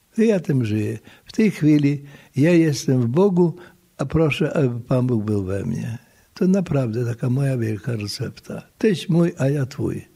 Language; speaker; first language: Polish; native; Polish